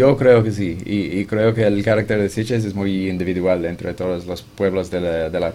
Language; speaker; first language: Spanish; non-native, fluent; English